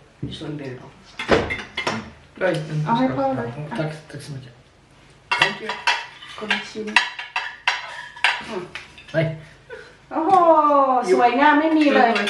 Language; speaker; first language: Swedish; early bilingual, other home language; Thai